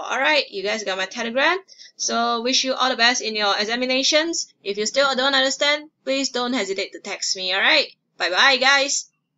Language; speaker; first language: English; non-native, local second language; Chinese